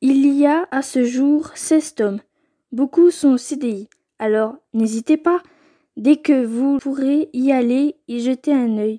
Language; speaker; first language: French; native; French